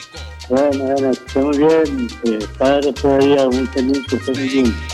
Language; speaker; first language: Spanish; native; Spanish